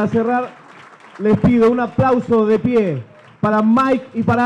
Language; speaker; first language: Spanish; native; Spanish